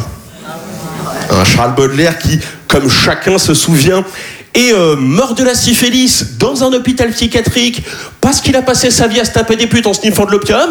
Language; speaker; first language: French; native; French